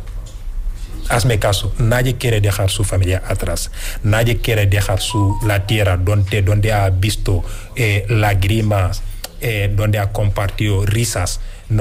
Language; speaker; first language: Spanish; non-native, fluent; Wolof